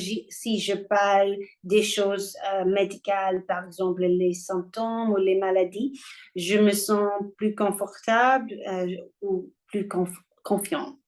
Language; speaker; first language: French; non-native, learner; English